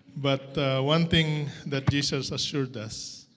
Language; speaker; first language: English; non-native, local second language; Filipino